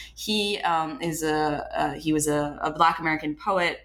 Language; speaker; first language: English; non-native, fluent; French